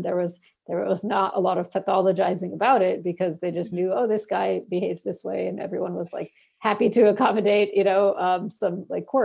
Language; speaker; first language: English; non-native, local second language; Bangla